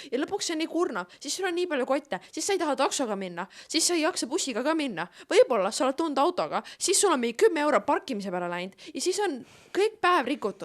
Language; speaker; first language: Estonian; native; Estonian